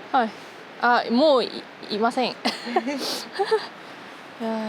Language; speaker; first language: Japanese; non-native, learner; Korean